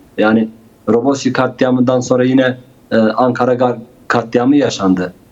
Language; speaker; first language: Turkish; non-native, local second language; Kurdish